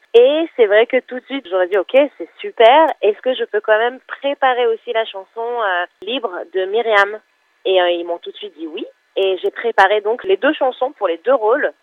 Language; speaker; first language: French; non-native, fluent; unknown